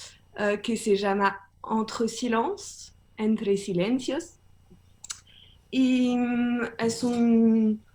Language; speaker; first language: Spanish; non-native, learner; French